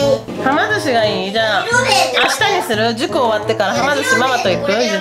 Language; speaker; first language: Japanese; native; Japanese